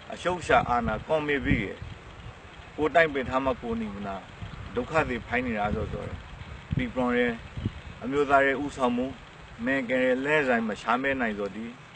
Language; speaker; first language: Burmese; native; Burmese